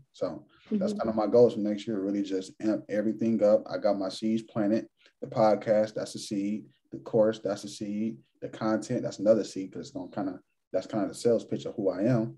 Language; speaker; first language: English; native; English